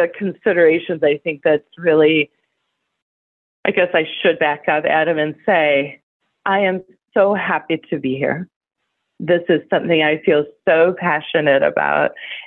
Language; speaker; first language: English; native; English